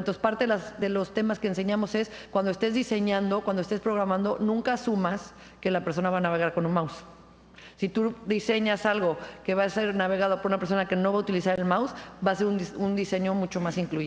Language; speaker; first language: Spanish; native; Spanish